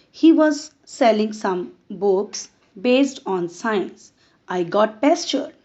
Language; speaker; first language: English; non-native, local second language; Punjabi